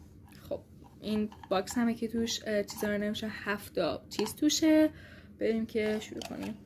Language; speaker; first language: Persian; native; Persian